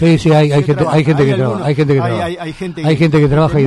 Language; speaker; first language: Spanish; native; Spanish